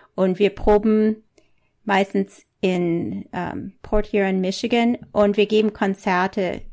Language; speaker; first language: German; non-native, fluent; English